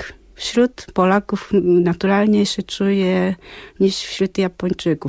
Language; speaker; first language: Polish; non-native, fluent; Japanese